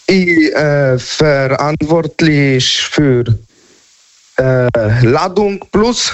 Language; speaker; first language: German; non-native, learner; Polish